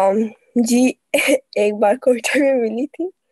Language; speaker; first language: Hindi; early bilingual, heritage; Urdu